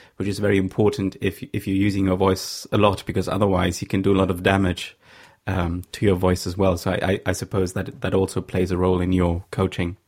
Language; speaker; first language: English; non-native, fluent; German